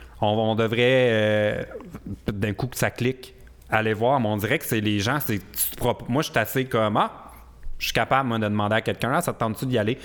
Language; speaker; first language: French; native; French